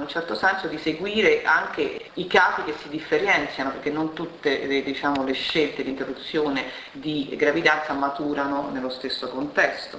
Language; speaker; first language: Italian; native; Italian